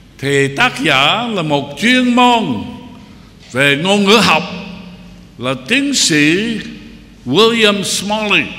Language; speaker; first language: Vietnamese; non-native, fluent; English